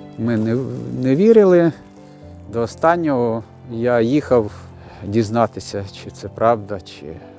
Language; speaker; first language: Ukrainian; native; Ukrainian